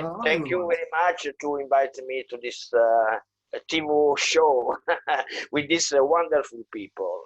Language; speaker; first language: English; non-native, fluent; Italian